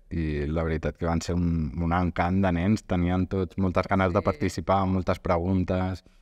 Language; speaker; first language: Catalan; non-native, local second language; Spanish